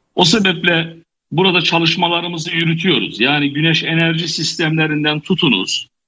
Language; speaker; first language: Turkish; native; Turkish